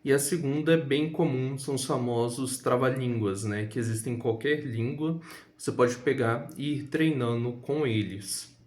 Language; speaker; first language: Portuguese; native; Portuguese